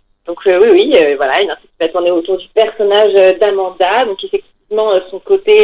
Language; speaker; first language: French; native; French